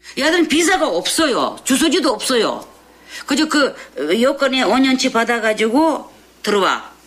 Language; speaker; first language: Korean; early bilingual, heritage; Korean